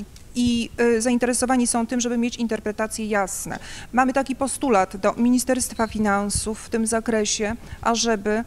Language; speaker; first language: Polish; native; Polish